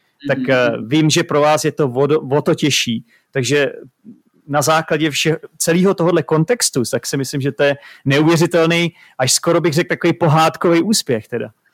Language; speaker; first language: Czech; native; Czech